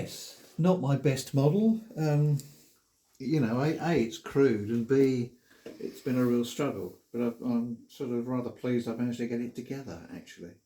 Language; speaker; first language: English; native; English